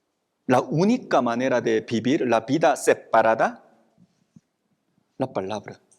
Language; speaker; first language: Spanish; non-native, fluent; Korean